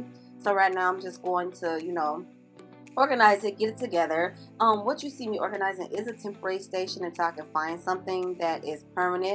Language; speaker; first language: English; native; English